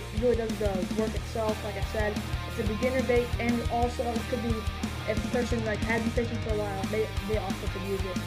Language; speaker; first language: English; native; English